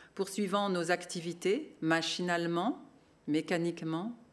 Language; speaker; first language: French; native; French